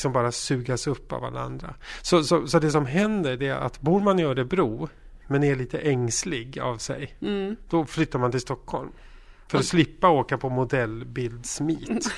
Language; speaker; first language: Swedish; native; Swedish